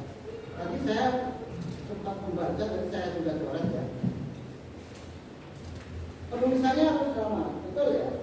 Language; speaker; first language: Indonesian; native; Indonesian